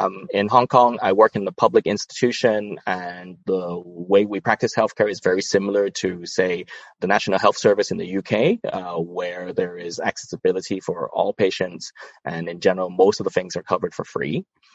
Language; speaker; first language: English; non-native, local second language; Cantonese